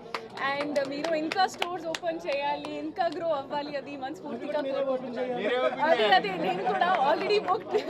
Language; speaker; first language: Telugu; non-native, fluent; Hindi